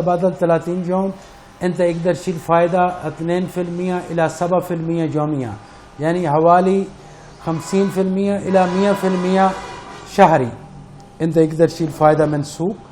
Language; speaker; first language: Arabic; non-native, learner; Urdu